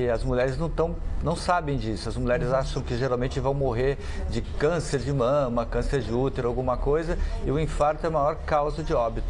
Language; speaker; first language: Portuguese; native; Portuguese